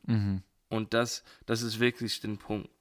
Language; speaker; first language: German; non-native, learner; English